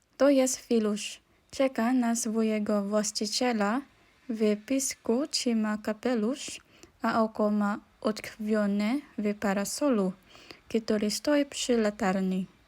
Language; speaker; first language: Polish; non-native, learner; Filipino